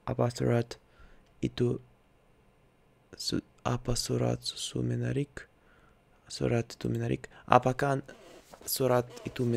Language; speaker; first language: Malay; non-native, learner; Russian